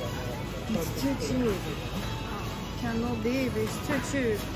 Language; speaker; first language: English; non-native, learner; Japanese